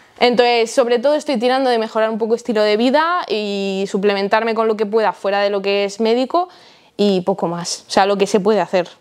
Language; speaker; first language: Spanish; early bilingual, heritage; Spanish